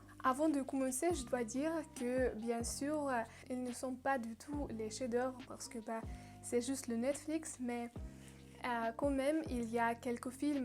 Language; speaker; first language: French; non-native, learner; Russian